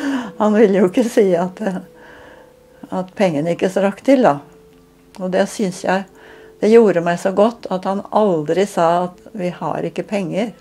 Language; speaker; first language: Norwegian; native; Norwegian